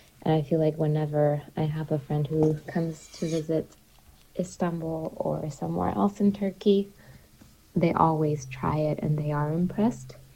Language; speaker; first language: English; non-native, fluent; Turkish